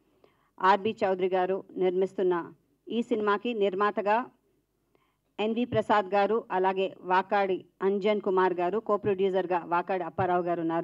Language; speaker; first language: Telugu; native; Telugu